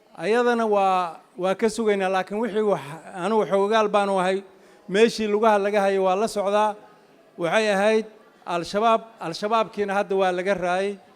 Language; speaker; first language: Somali; native; Somali